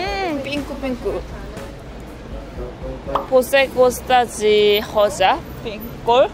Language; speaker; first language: Portuguese; non-native, learner; Korean